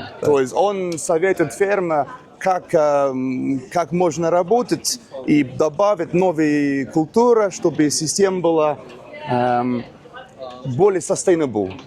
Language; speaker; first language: Russian; non-native, learner; English